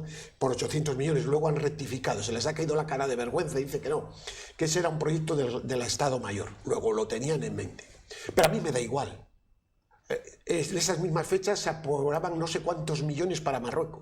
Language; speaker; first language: Spanish; native; Spanish